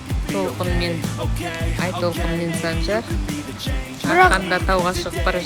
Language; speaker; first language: Kazakh; native; Kazakh